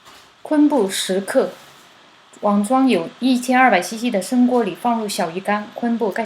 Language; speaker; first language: Chinese; native; Chinese